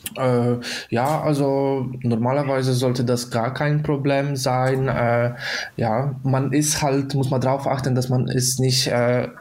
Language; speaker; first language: German; non-native, fluent; Polish